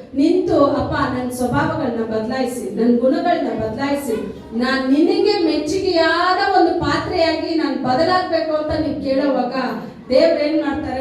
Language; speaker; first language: Kannada; non-native, local second language; Tamil